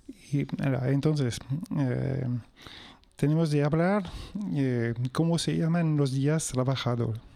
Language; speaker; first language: Spanish; non-native, fluent; French